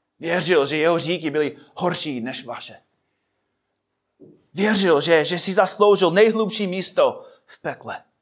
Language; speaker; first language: Czech; non-native, fluent; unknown